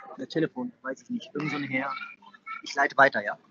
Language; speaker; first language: German; native; German